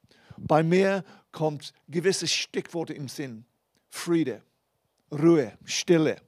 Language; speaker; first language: German; non-native, fluent; English